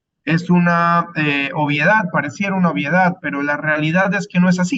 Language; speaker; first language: Spanish; native; Spanish